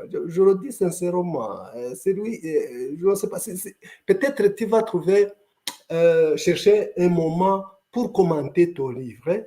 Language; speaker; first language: French; non-native, local second language; Kinyarwanda